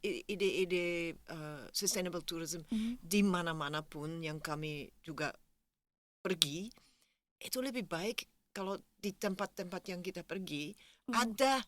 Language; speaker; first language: Indonesian; non-native, fluent; Dutch